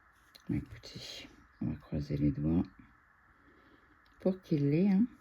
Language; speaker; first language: French; native; French